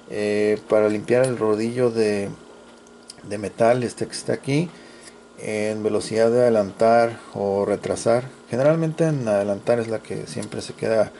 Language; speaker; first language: Spanish; native; Spanish